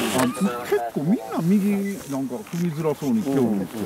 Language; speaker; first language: Japanese; native; Japanese